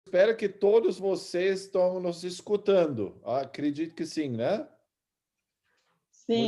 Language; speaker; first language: Portuguese; early bilingual, other home language; German